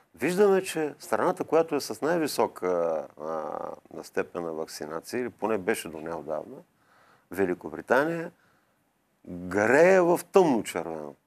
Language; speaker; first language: Bulgarian; native; Bulgarian